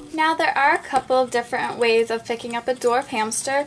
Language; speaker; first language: English; native; English